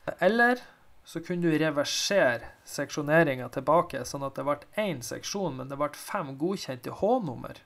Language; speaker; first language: Norwegian; native; Norwegian